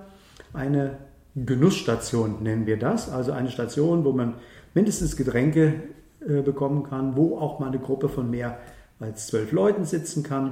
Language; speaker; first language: German; native; German